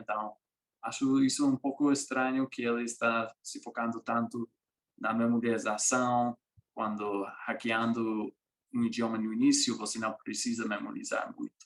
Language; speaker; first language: Portuguese; non-native, fluent; English